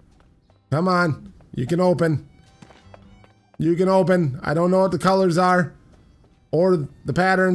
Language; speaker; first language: English; native; English